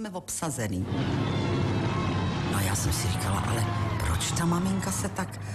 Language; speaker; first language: Czech; native; Czech